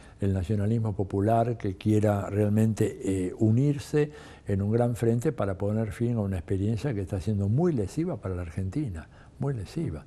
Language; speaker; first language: Spanish; early bilingual, other home language; Italian